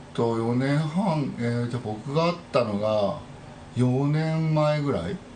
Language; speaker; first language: Japanese; native; Japanese